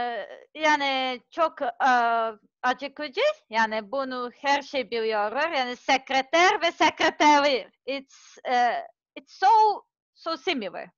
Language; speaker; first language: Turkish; non-native, learner; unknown